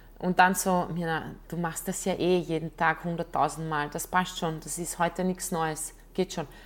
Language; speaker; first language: German; non-native, fluent; Croatian